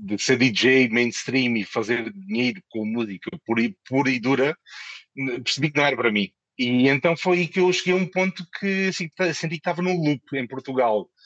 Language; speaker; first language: Portuguese; native; Portuguese